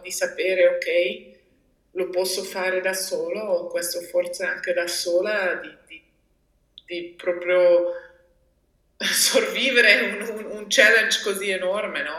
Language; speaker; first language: Italian; non-native, local second language; German